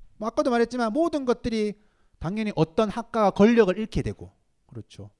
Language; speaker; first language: Korean; native; Korean